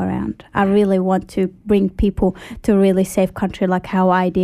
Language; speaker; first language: English; early bilingual, other home language; Arabic